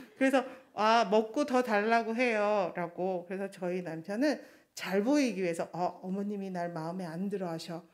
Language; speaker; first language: Korean; non-native, fluent; Chinese